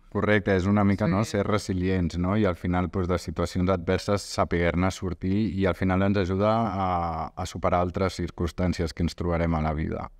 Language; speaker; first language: Catalan; non-native, local second language; Spanish